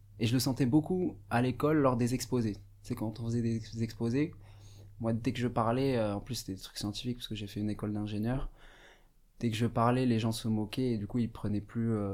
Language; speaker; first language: French; non-native, local second language; Arabic